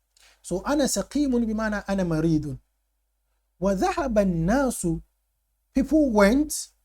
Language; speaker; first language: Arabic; non-native, fluent; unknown